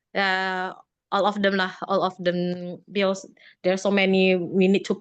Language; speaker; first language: English; non-native, learner; Indonesian